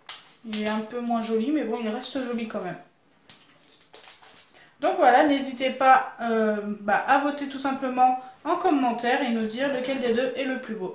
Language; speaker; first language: French; native; French